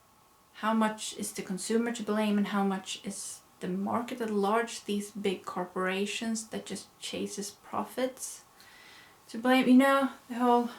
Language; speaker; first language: English; non-native, fluent; Swedish